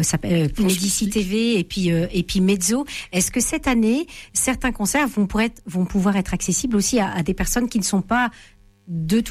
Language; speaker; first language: French; native; French